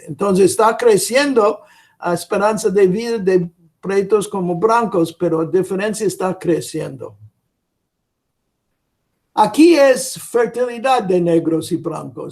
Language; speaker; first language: Spanish; non-native, fluent; English